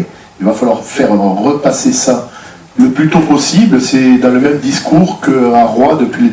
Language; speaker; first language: French; native; French